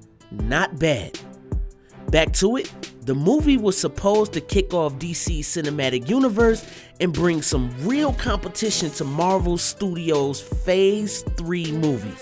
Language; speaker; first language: English; native; English